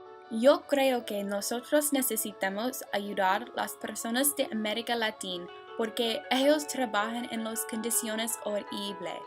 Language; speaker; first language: Spanish; non-native, learner; English